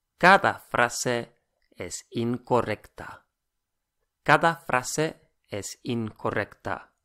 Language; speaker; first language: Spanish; non-native, fluent; English